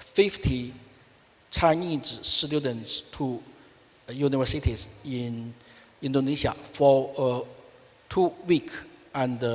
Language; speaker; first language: English; non-native, fluent; Chinese